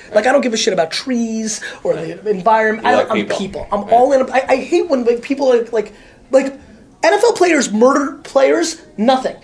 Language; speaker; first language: English; native; English